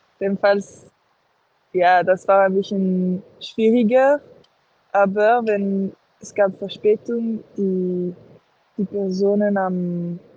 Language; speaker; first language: German; non-native, local second language; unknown